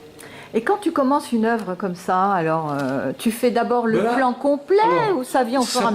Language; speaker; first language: French; native; French